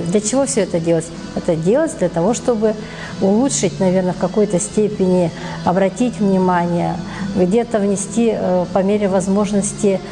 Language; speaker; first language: Russian; native; Russian